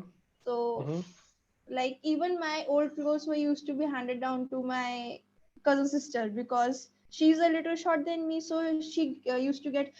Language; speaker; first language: English; non-native, local second language; Hindi